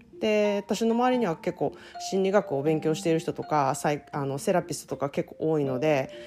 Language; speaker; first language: Japanese; native; Japanese